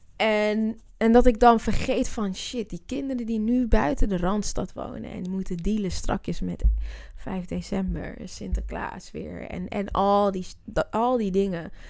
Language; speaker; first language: Dutch; native; Dutch